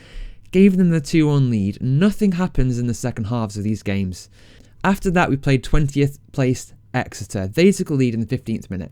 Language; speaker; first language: English; native; English